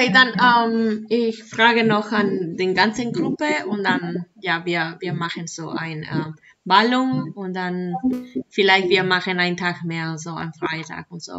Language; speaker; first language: German; non-native, learner; Spanish